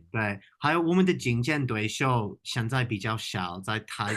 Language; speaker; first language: Chinese; non-native, fluent; English